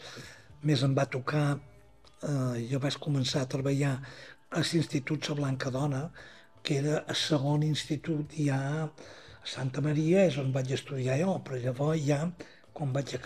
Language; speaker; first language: Catalan; native; Catalan